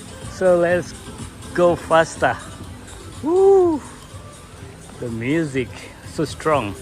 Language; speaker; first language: English; non-native, local second language; Indonesian